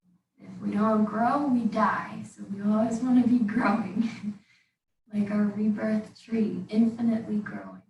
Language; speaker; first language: English; native; English